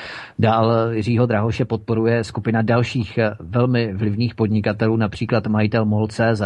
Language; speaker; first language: Czech; native; Czech